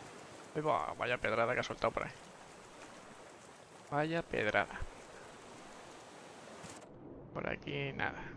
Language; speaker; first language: Spanish; native; Spanish